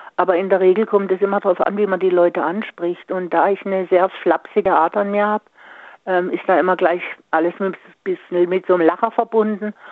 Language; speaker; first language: German; native; German